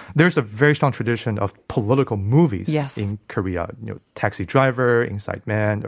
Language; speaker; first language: English; non-native, fluent; Chinese